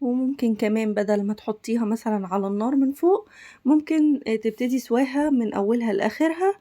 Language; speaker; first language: Arabic; native; Arabic